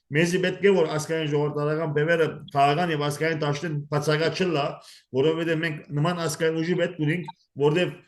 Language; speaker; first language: Armenian; early bilingual, heritage; Armenian